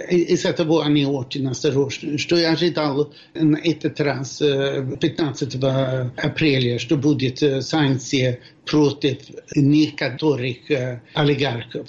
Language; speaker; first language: Russian; non-native, fluent; Swedish